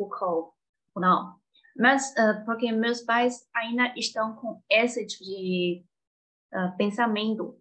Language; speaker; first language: Portuguese; non-native, fluent; Chinese